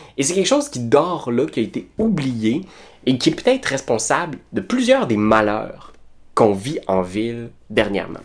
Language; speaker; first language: French; native; French